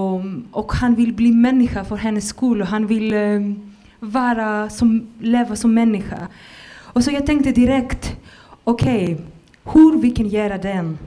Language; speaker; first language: Swedish; non-native, fluent; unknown